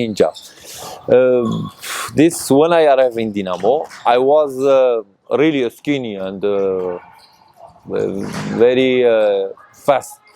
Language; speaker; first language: English; non-native, learner; Persian